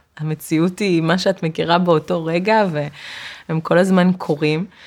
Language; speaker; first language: Hebrew; native; Hebrew